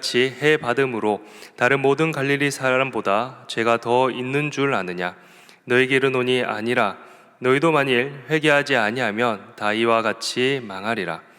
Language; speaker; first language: Korean; native; Korean